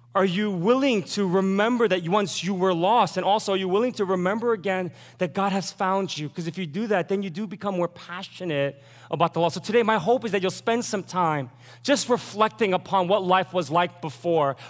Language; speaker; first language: English; early bilingual, other home language; Korean